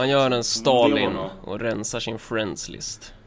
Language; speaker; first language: Swedish; native; Swedish